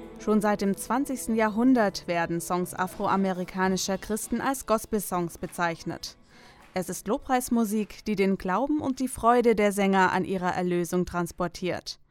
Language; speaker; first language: German; native; German